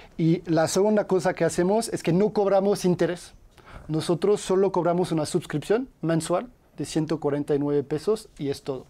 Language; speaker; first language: Spanish; non-native, fluent; French